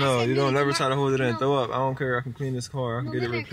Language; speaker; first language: English; native; English